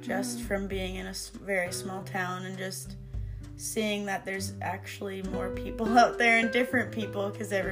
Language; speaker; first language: English; native; English